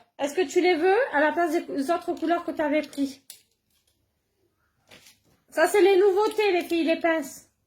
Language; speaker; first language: French; native; French